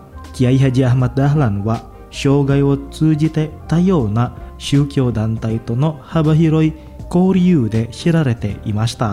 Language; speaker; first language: Japanese; non-native, fluent; Indonesian